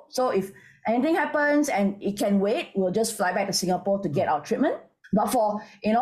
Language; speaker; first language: English; non-native, local second language; Min Nan Chinese